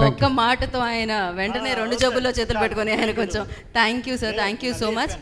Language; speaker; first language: Telugu; native; Telugu